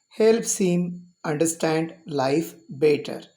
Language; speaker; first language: English; non-native, local second language; Marathi